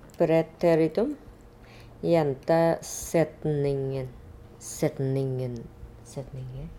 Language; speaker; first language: Norwegian; non-native, learner; Vietnamese